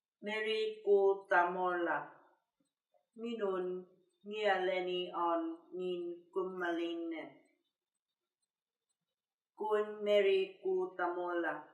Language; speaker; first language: Finnish; non-native, learner; Vietnamese